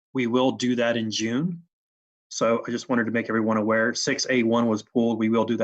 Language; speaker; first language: English; native; English